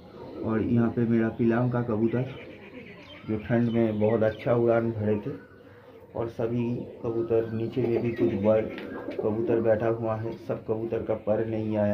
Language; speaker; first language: Hindi; non-native, local second language; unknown